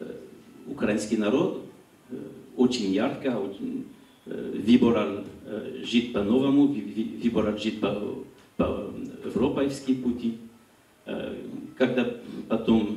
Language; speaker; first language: Russian; non-native, learner; French